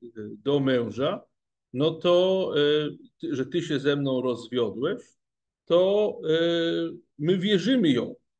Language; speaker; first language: Polish; non-native, fluent; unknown